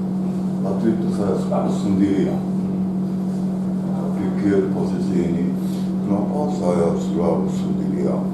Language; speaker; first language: Indonesian; non-native, learner; Japanese